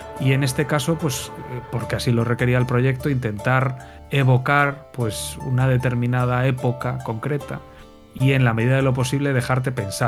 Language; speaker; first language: Spanish; native; Spanish